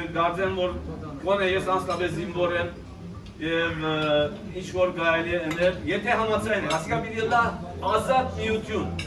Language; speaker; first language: Armenian; early bilingual, heritage; Armenian